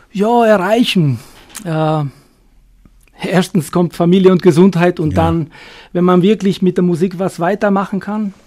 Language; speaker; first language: German; non-native, fluent; Albanian